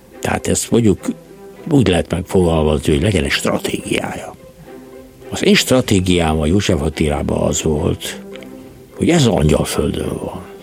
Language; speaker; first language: Hungarian; native; Hungarian